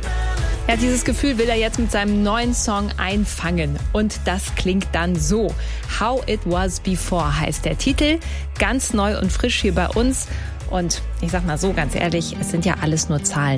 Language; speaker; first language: German; native; German